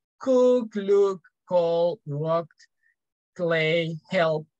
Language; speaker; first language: English; non-native, fluent; Spanish